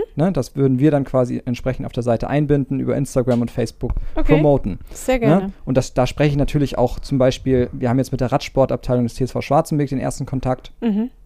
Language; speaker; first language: German; native; German